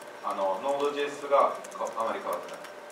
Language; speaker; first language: Japanese; non-native, fluent; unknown